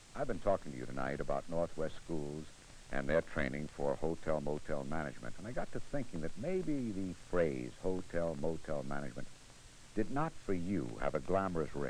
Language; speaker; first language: English; native; English